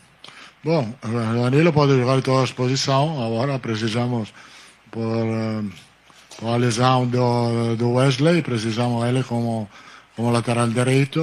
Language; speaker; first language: Portuguese; non-native, learner; Italian